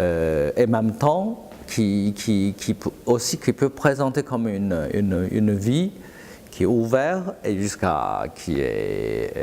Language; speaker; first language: French; non-native, fluent; Chinese